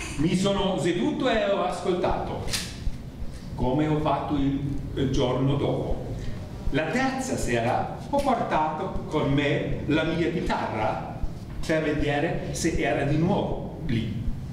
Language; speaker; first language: Italian; non-native, learner; German